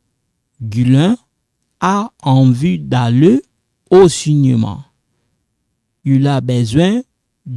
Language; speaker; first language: French; non-native, local second language; Lingala